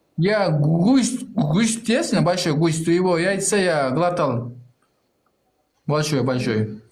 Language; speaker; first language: Russian; non-native, learner; Kyrgyz